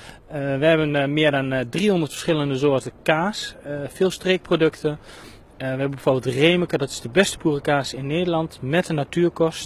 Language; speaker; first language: Dutch; native; Dutch